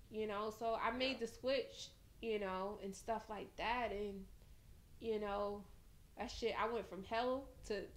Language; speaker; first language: English; native; English